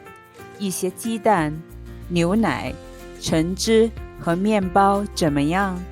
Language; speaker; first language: Chinese; native; Chinese